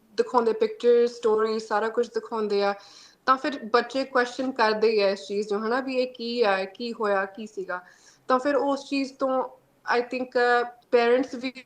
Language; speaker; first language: Punjabi; early bilingual, heritage; Punjabi